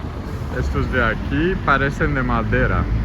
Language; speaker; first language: Spanish; non-native, fluent; Romanian